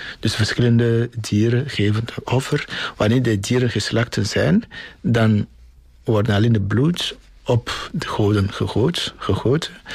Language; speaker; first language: Dutch; non-native, fluent; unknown